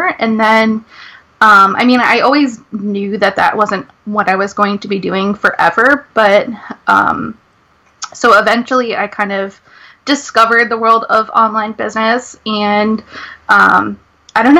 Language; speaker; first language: English; native; English